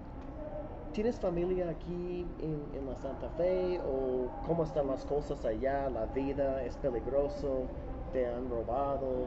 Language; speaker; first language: Spanish; non-native, fluent; English